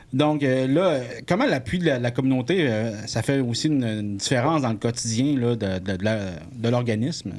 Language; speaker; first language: French; native; French